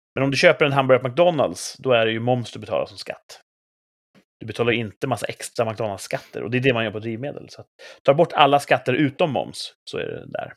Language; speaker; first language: Swedish; native; Swedish